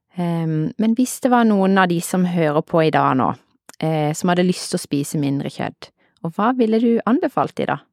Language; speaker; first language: Norwegian; native; Norwegian